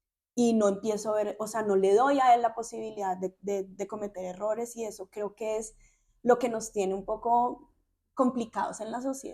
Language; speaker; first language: Spanish; native; Spanish